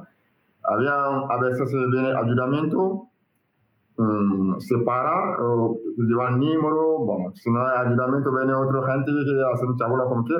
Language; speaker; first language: Spanish; non-native, learner; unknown